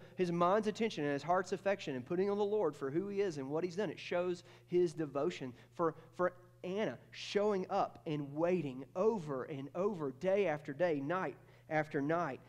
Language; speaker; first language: English; native; English